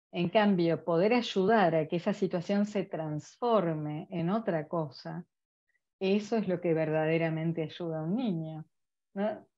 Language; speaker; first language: Spanish; native; Spanish